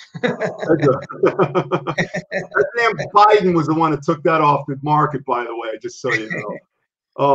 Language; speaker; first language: English; native; English